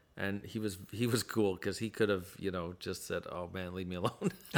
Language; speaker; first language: English; native; English